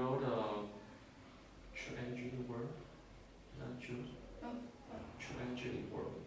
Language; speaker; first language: English; non-native, learner; Chinese